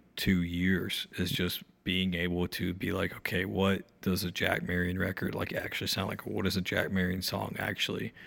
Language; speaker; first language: English; native; English